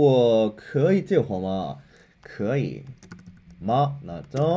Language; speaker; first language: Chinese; non-native, fluent; Korean